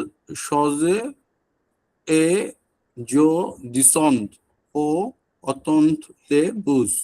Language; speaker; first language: French; non-native, learner; Bangla